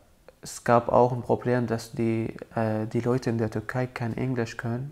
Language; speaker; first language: German; non-native, fluent; Arabic